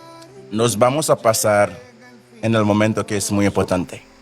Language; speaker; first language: Spanish; non-native, learner; Haitian Creole